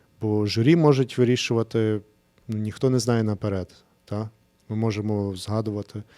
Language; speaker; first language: Ukrainian; early bilingual, heritage; English